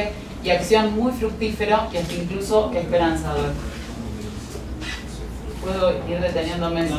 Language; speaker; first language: Spanish; native; Spanish